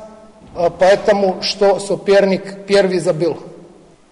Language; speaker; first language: Russian; non-native, learner; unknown